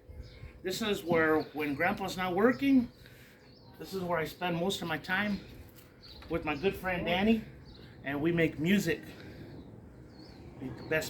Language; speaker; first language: English; native; English